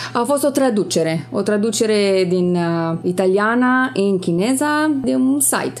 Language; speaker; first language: Romanian; non-native, fluent; Italian